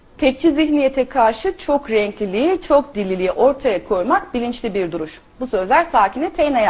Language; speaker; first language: Turkish; native; Turkish